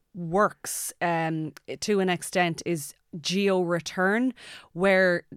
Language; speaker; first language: English; native; English